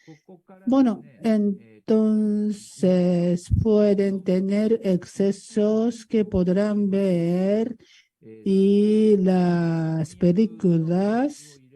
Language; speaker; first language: Spanish; non-native, learner; Japanese